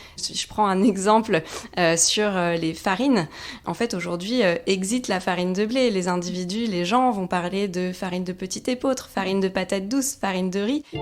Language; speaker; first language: French; native; French